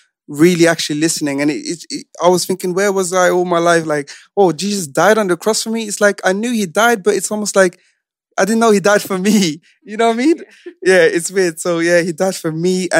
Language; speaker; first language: English; non-native, fluent; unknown